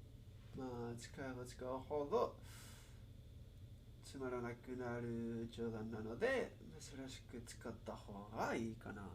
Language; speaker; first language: Japanese; non-native, learner; English